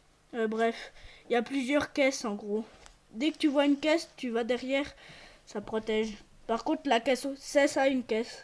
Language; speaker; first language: French; native; French